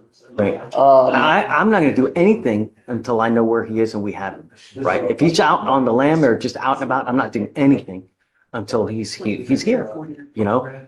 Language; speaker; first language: English; native; English